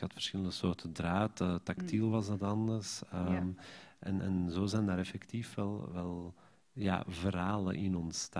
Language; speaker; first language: Dutch; native; Dutch